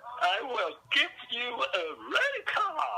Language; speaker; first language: English; non-native, learner; Chinese